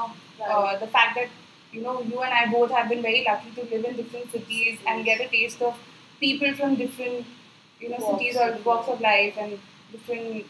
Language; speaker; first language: English; non-native, local second language; Hindi